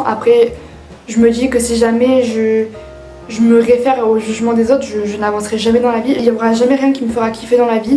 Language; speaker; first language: French; native; French